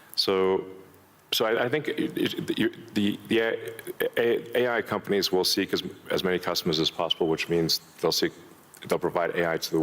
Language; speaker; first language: English; early bilingual, other home language; Afrikaans